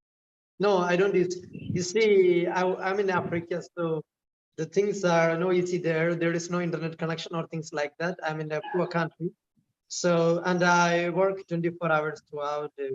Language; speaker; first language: English; non-native, local second language; Malayalam